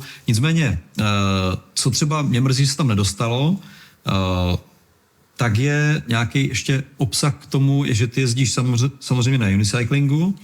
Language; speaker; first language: Czech; native; Czech